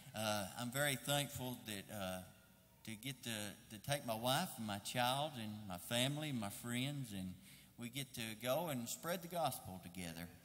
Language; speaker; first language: English; native; English